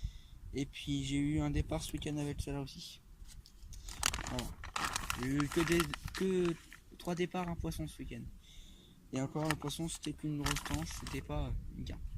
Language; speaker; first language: French; native; French